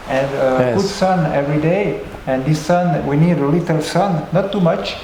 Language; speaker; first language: English; non-native, learner; French